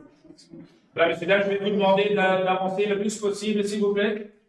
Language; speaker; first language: French; non-native, local second language; Dutch